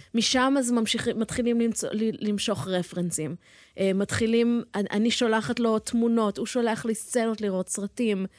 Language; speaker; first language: Hebrew; early bilingual, heritage; Hebrew